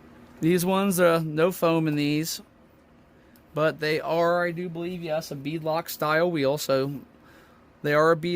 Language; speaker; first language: English; native; English